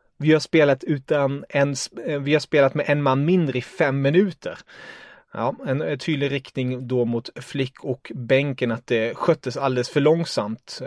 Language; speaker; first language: Swedish; non-native, fluent; German